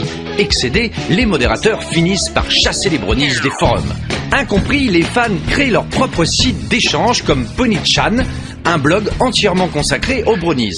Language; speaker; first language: French; native; French